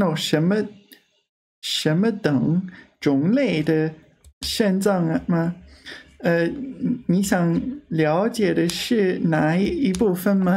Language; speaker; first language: Chinese; non-native, learner; English